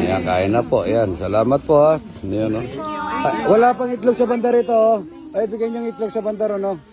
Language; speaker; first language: Filipino; non-native, local second language; Pampanga